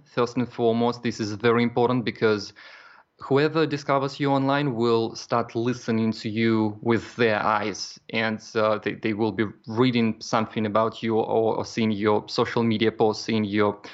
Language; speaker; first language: English; non-native, fluent; Russian